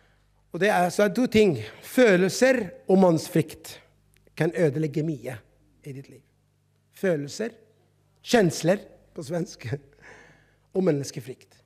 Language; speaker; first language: Norwegian; non-native, fluent; Arabic